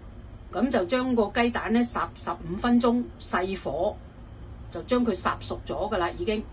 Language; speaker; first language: Cantonese; native; Cantonese